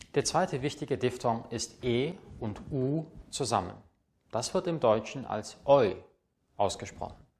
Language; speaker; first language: German; native; German